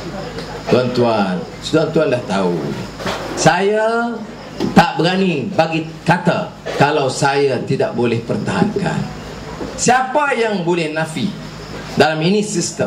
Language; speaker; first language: Malay; native; Malay